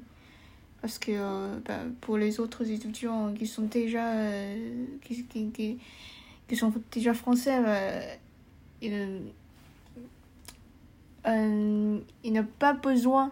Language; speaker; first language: French; non-native, learner; Chinese